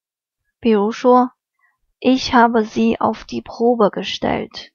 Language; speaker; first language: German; non-native, fluent; Chinese